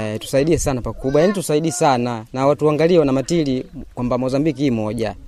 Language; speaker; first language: Swahili; non-native, local second language; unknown